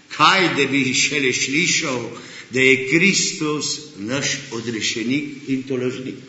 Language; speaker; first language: Slovenian; early bilingual, heritage; Slovenian